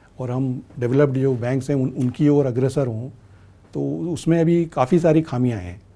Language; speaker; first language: Hindi; native; Hindi